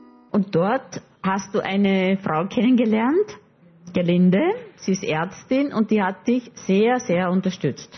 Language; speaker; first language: German; native; German